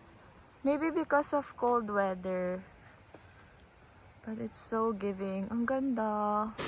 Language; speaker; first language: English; non-native, local second language; Filipino